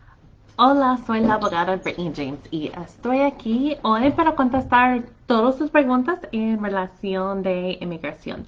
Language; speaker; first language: Spanish; non-native, fluent; English